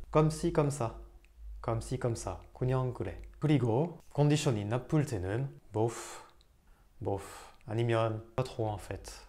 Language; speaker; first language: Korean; non-native, fluent; French